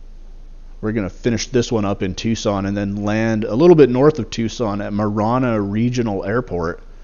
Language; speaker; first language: English; native; English